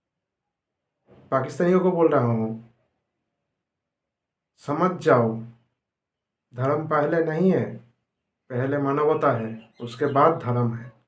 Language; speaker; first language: Hindi; non-native, local second language; Nepali